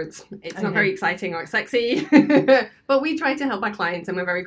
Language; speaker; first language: English; native; English